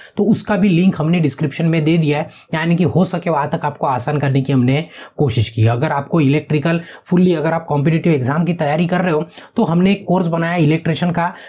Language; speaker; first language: Hindi; non-native, local second language; Marathi